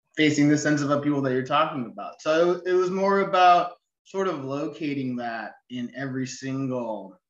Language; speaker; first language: English; native; English